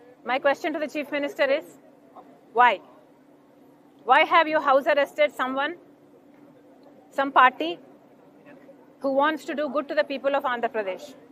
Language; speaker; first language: English; non-native, local second language; Telugu